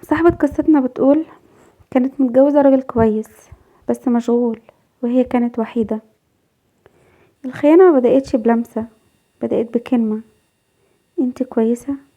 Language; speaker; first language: Arabic; native; Arabic